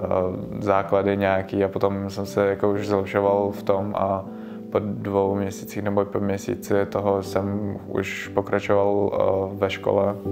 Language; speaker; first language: Czech; early bilingual, other home language; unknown